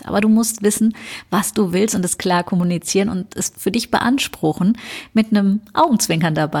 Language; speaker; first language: German; native; German